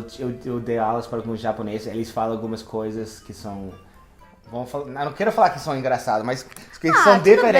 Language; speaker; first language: Portuguese; non-native, fluent; English